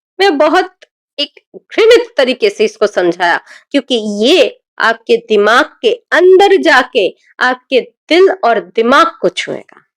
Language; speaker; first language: Hindi; non-native, local second language; Bangla